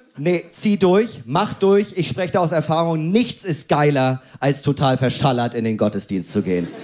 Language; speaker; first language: German; native; German